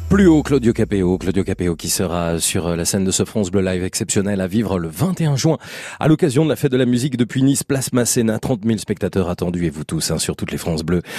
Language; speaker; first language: French; native; French